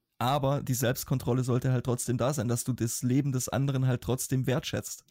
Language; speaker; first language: German; native; German